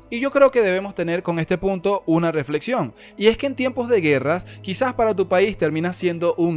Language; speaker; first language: Spanish; native; Spanish